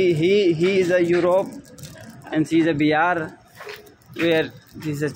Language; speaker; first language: English; non-native, learner; Nepali